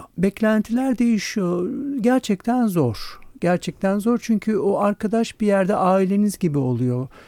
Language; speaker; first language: Turkish; native; Turkish